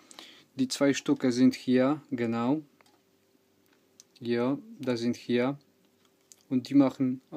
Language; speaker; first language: German; non-native, learner; Polish